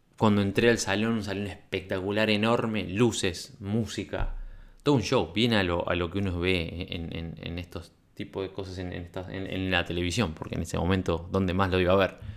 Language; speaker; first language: Spanish; native; Spanish